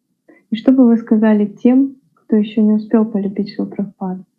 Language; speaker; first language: Russian; native; Russian